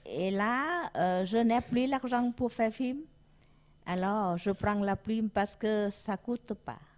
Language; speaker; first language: French; non-native, learner; Vietnamese